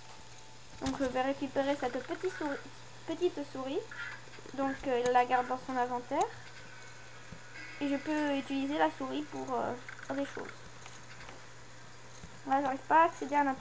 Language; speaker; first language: French; native; French